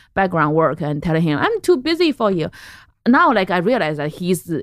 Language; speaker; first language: English; non-native, fluent; Chinese